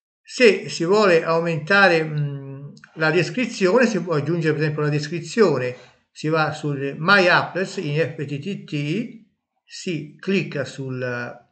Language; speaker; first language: Italian; native; Italian